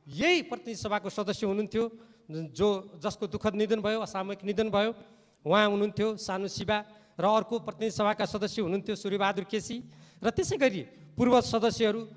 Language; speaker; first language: Nepali; native; Nepali